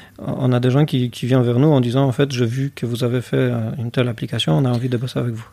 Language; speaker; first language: French; non-native, fluent; Polish